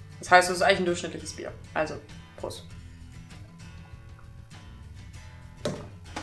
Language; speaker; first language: German; native; German